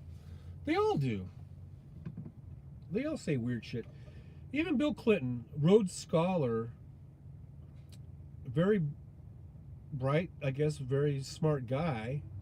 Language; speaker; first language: English; native; English